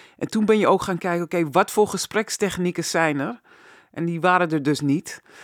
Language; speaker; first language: Dutch; native; Dutch